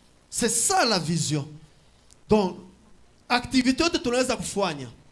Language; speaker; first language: French; non-native, local second language; Swahili